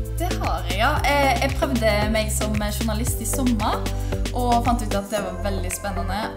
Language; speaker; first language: Norwegian; native; Norwegian